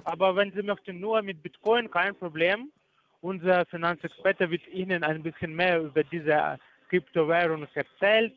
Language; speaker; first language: German; non-native, learner; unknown